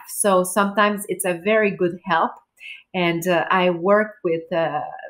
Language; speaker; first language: English; non-native, fluent; French